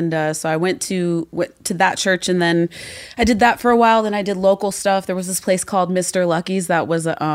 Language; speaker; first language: English; native; English